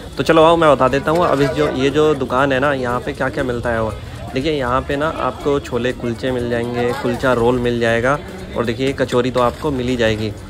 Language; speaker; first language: Hindi; native; Hindi